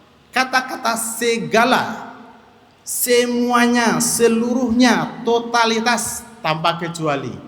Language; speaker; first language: Indonesian; native; Indonesian